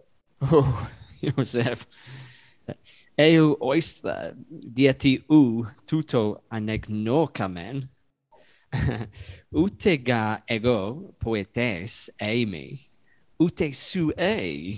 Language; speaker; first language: Greek; non-native, learner; English